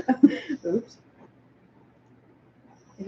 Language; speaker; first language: English; native; English